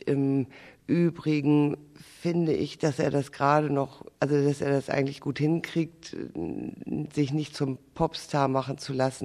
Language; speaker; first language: German; native; German